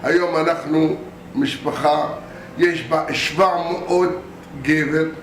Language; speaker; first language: Hebrew; non-native, local second language; Arabic